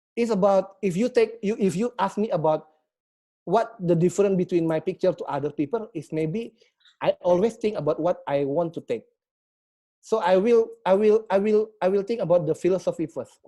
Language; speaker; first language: English; non-native, learner; Indonesian